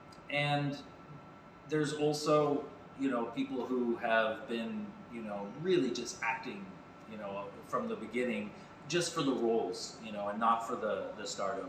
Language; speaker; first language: English; native; English